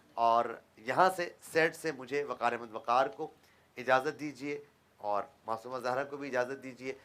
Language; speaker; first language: Urdu; native; Urdu